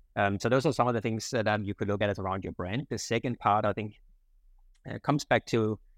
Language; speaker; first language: English; non-native, fluent; Danish